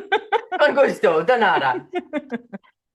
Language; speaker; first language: Spanish; non-native, learner; English